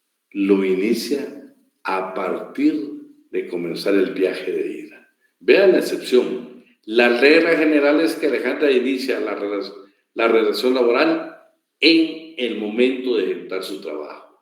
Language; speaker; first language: Spanish; native; Spanish